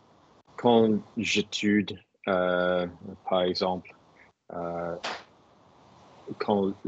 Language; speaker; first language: French; non-native, learner; English